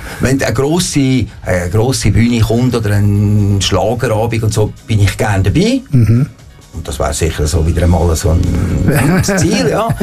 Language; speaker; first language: German; non-native, fluent; Italian